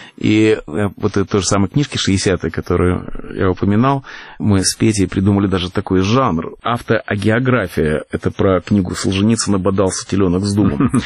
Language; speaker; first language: Russian; native; Russian